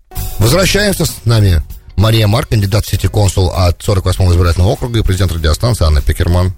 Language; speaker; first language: Russian; native; Russian